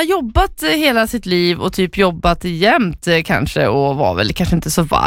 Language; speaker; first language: Swedish; native; Swedish